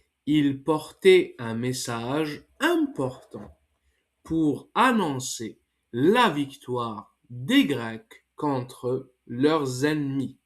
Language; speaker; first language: French; non-native, fluent; English